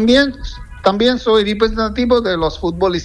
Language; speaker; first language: Spanish; non-native, fluent; Bangla